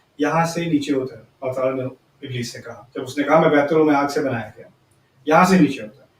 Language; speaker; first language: Urdu; early bilingual, heritage; Urdu